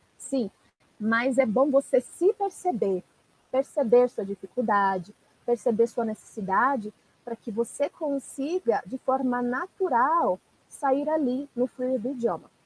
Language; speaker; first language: Portuguese; non-native, fluent; Italian